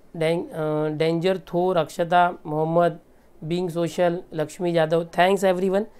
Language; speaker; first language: Hindi; native; Hindi